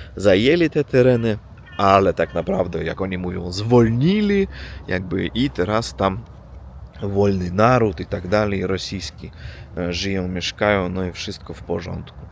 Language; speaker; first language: Polish; non-native, learner; Russian